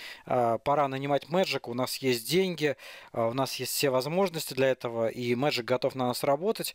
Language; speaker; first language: Russian; native; Russian